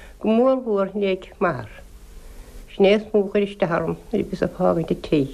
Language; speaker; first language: Irish; native; Irish